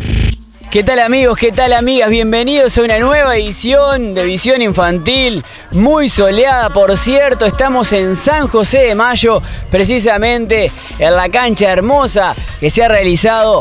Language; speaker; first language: Spanish; native; Spanish